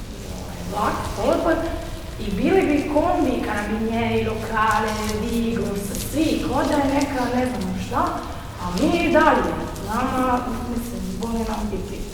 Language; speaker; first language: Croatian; non-native, fluent; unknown